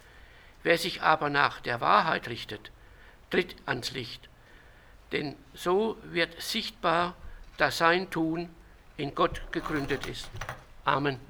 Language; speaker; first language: German; native; German